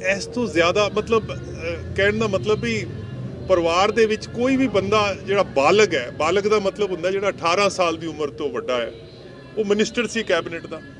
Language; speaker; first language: Punjabi; native; Punjabi